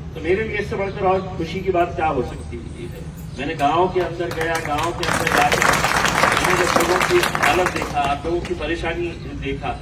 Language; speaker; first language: Hindi; non-native, local second language; Marathi